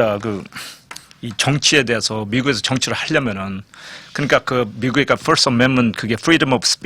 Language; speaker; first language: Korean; non-native, local second language; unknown